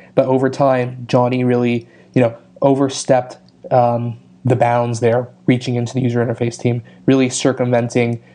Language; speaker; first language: English; native; English